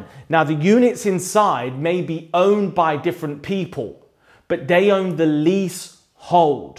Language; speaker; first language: English; native; English